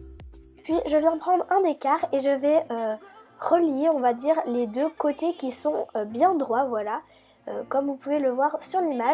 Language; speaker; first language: French; native; French